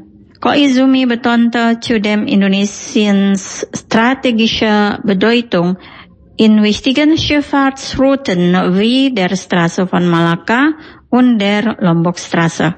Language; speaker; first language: German; non-native, fluent; Indonesian